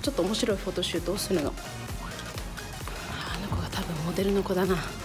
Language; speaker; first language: Japanese; native; Japanese